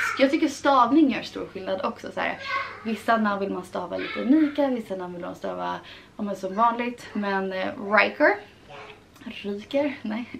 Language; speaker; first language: Swedish; early bilingual, heritage; Swedish